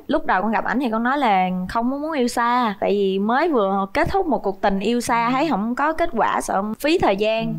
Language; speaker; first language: Vietnamese; native; Vietnamese